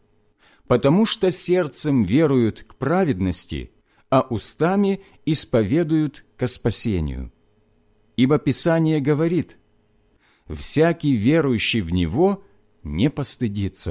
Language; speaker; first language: Russian; native; Russian